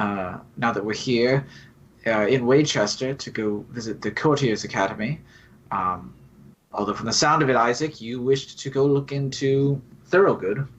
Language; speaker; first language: English; native; English